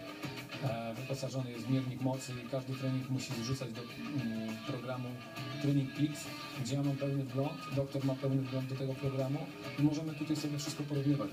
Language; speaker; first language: Polish; native; Polish